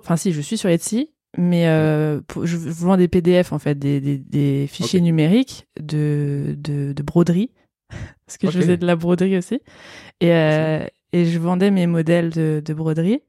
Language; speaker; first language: French; native; French